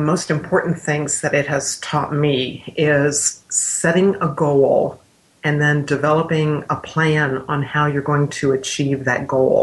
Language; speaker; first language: English; native; English